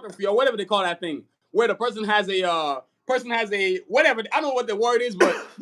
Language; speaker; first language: English; native; English